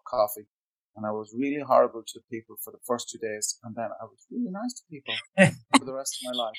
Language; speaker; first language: English; native; English